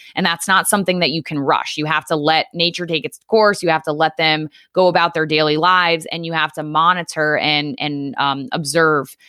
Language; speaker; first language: English; native; English